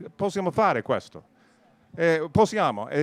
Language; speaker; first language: Italian; non-native, learner; English